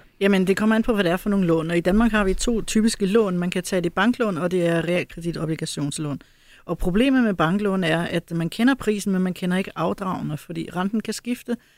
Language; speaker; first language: Danish; early bilingual, other home language; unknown